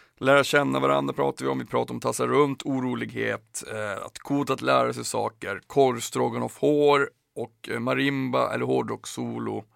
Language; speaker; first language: Swedish; native; Swedish